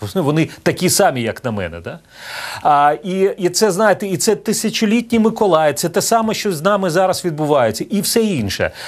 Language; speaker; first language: Ukrainian; non-native, local second language; Russian